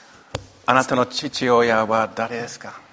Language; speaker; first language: Japanese; non-native, local second language; English